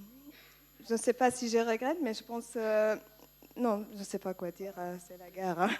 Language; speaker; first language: French; non-native, learner; Arabic